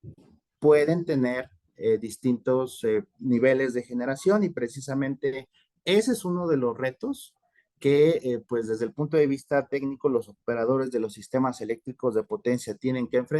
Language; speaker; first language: Spanish; native; Spanish